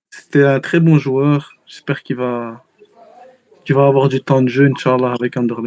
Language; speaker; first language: French; early bilingual, heritage; Arabic